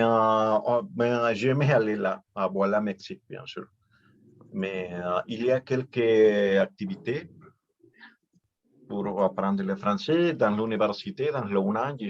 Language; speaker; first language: French; non-native, learner; Spanish